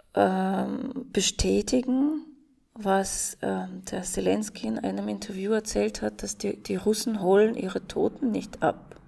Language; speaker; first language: German; non-native, fluent; Russian